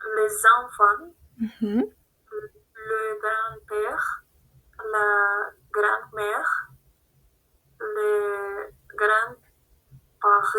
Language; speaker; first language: French; non-native, learner; Spanish